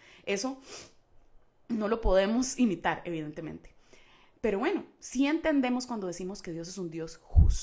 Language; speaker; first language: Spanish; native; Spanish